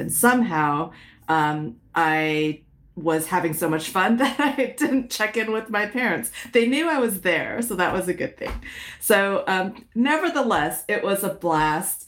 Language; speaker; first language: English; early bilingual, other home language; Min Nan Chinese